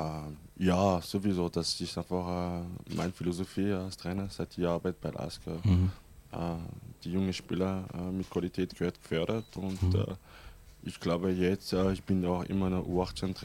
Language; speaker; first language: German; non-native, fluent; French